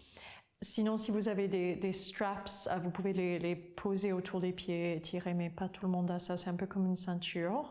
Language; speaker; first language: French; non-native, fluent; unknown